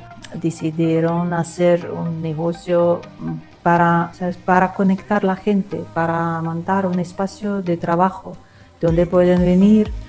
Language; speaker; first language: Spanish; non-native, learner; Russian